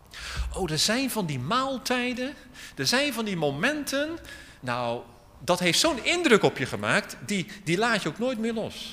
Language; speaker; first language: Dutch; native; Dutch